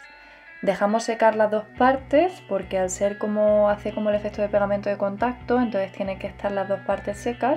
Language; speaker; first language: Spanish; native; Spanish